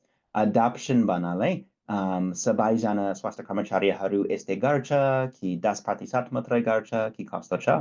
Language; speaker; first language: Nepali; non-native, fluent; English